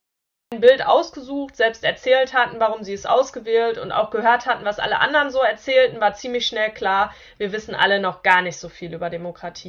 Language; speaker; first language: German; native; German